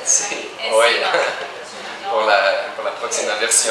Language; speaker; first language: Spanish; non-native, learner; French